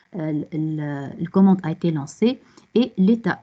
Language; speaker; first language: French; non-native, local second language; Arabic